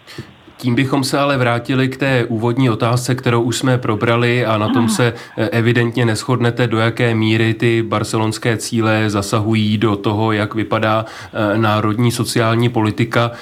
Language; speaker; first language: Czech; native; Czech